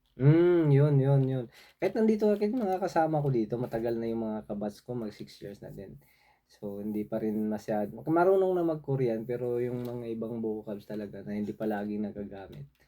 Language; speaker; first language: Filipino; non-native, local second language; Cebuano